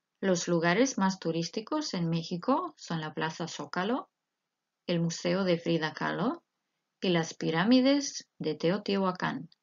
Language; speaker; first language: Spanish; non-native, fluent; Croatian